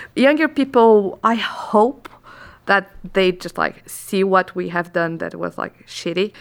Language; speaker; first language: English; non-native, fluent; Portuguese